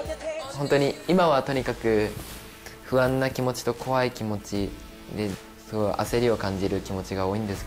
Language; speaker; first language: Japanese; native; Japanese